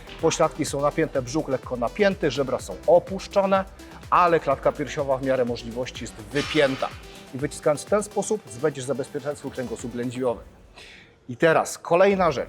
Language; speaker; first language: Polish; native; Polish